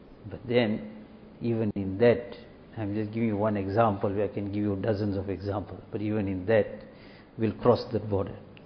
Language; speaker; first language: English; native; English